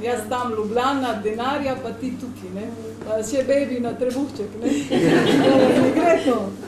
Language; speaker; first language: Slovenian; non-native, learner; Spanish